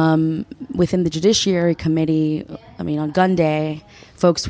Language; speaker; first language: English; early bilingual, other home language; Spanish